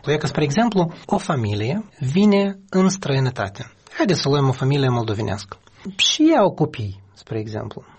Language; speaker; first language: Romanian; non-native, local second language; Russian